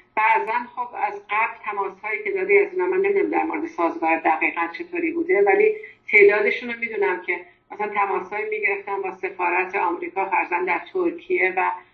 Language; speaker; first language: Persian; non-native, local second language; Azerbaijani